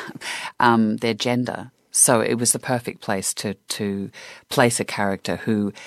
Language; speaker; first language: English; native; English